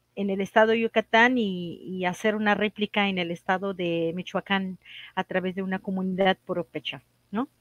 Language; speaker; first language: Spanish; non-native, fluent; Arabic